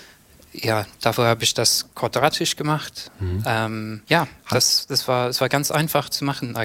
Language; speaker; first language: German; non-native, learner; English